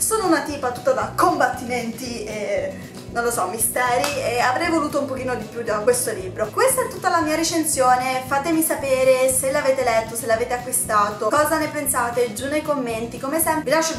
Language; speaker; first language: Italian; native; Italian